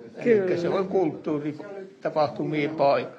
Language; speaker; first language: Finnish; native; Finnish